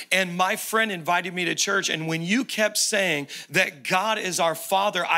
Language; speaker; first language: English; native; English